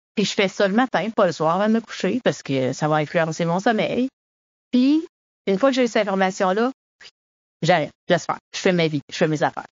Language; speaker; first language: French; native; French